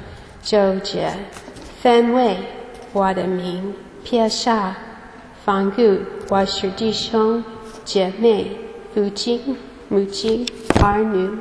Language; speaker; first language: Chinese; non-native, fluent; English